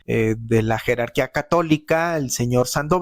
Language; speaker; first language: Spanish; native; Spanish